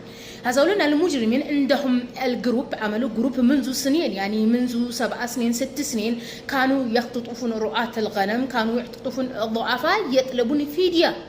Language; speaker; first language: Arabic; non-native, fluent; Amharic